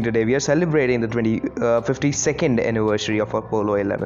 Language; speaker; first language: English; non-native, local second language; Hindi